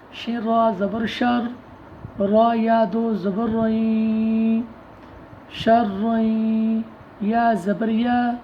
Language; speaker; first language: Urdu; native; Urdu